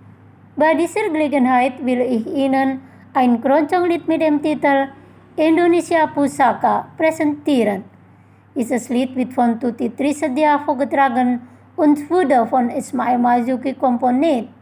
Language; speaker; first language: German; non-native, fluent; Indonesian